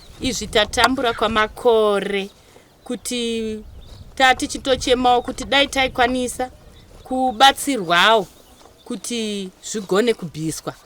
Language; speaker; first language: Shona; native; Shona